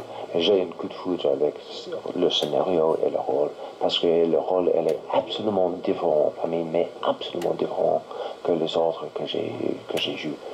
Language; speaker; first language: French; non-native, learner; English